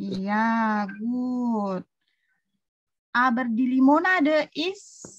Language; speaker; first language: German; non-native, fluent; Indonesian